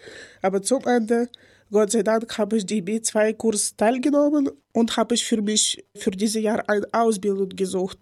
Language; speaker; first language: German; non-native, learner; Ukrainian